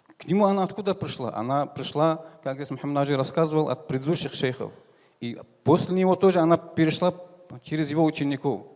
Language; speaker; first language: Russian; non-native, local second language; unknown